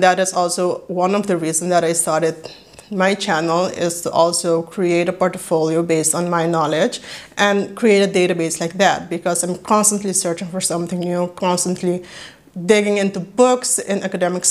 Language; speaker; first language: English; non-native, fluent; Papiamento